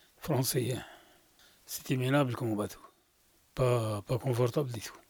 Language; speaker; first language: French; non-native, local second language; Arabic